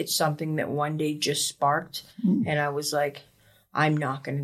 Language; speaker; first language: English; native; English